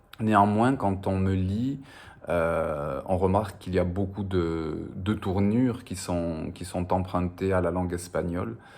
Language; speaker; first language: French; early bilingual, other home language; Spanish